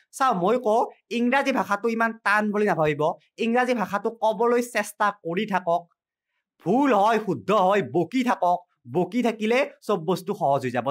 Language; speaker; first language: Assamese; native; Assamese